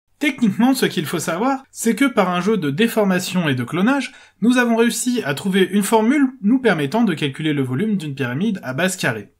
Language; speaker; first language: French; native; French